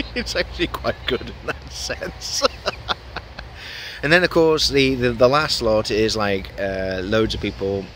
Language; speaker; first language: English; native; English